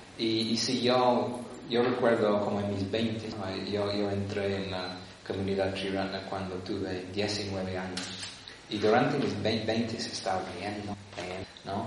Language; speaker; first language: Spanish; non-native, fluent; English